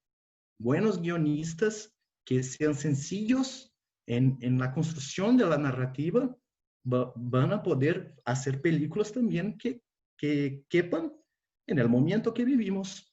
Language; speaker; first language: Spanish; non-native, fluent; Portuguese